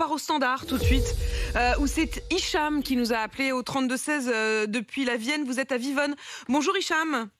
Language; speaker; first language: French; native; French